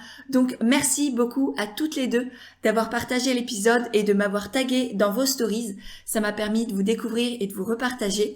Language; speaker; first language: French; native; French